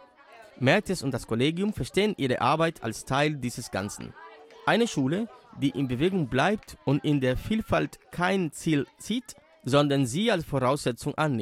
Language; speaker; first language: German; native; German